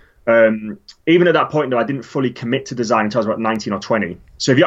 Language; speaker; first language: English; native; English